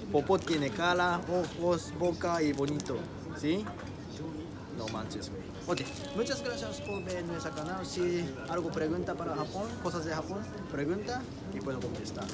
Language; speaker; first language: Spanish; non-native, learner; Japanese